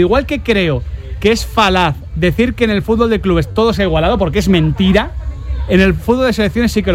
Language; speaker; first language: Spanish; native; Spanish